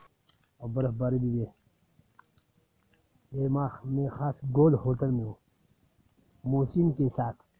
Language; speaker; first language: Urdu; non-native, local second language; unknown